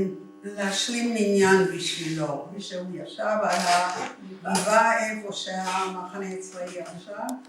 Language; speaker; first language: Hebrew; non-native, fluent; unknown